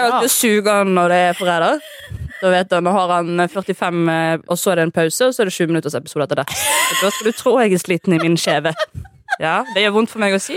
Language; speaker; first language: Norwegian; native; Norwegian